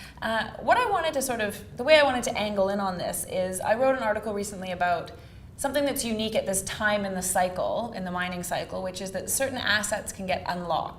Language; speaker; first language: English; native; English